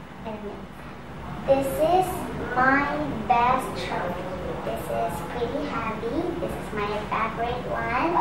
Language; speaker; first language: English; non-native, learner; Indonesian